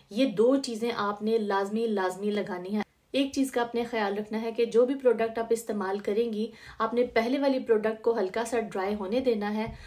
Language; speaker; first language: Urdu; native; Urdu